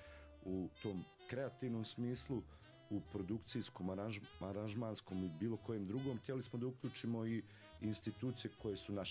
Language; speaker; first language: Serbian; native; Serbian